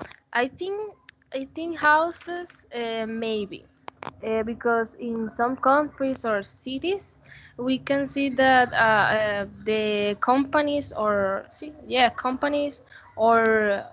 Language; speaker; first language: English; non-native, learner; Spanish